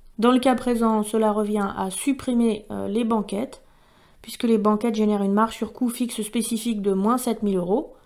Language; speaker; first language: French; native; French